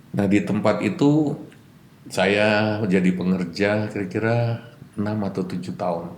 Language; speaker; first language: Indonesian; native; Indonesian